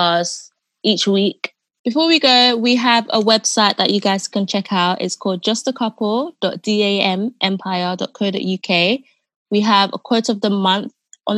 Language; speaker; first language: English; non-native, local second language; Yoruba